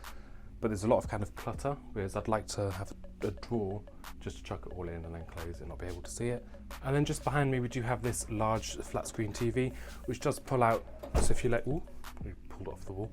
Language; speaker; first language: English; native; English